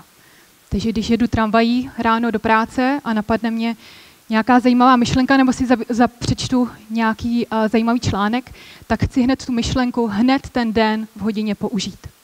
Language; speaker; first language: Czech; native; Czech